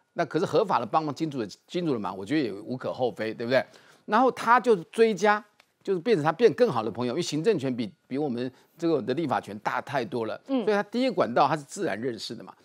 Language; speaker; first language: Chinese; native; Chinese